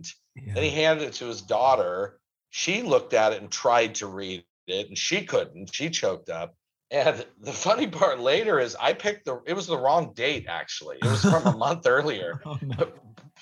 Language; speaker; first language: English; native; English